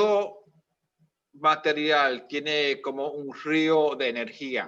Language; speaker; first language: Spanish; early bilingual, heritage; Spanish